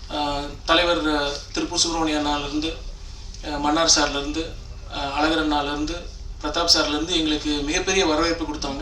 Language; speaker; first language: Tamil; native; Tamil